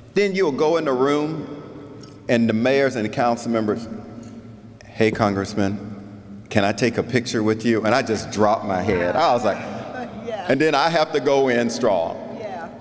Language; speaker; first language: English; native; English